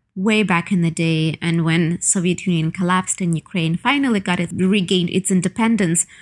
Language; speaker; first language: English; non-native, fluent; Ukrainian